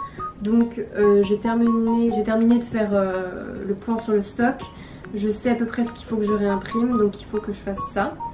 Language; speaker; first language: French; native; French